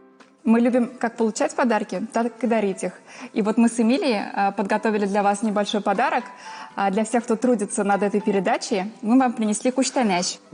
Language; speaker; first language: Russian; native; Russian